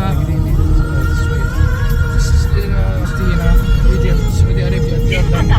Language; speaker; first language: English; non-native, learner; Arabic